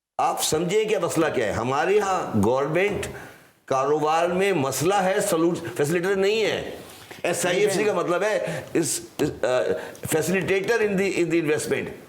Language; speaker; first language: Urdu; native; Urdu